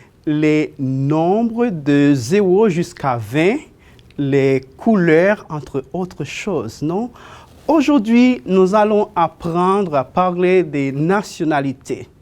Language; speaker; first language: French; non-native, fluent; Spanish